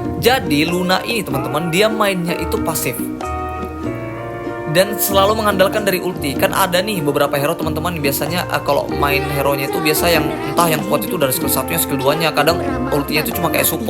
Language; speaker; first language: Indonesian; native; Indonesian